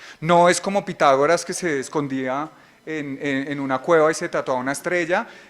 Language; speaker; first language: Spanish; native; Spanish